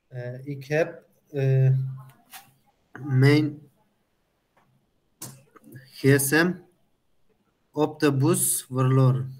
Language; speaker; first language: Dutch; non-native, learner; Turkish